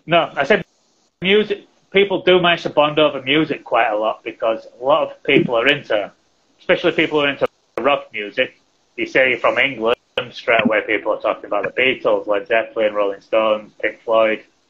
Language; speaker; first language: English; native; English